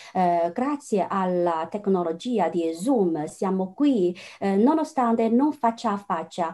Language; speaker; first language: Italian; non-native, fluent; Chinese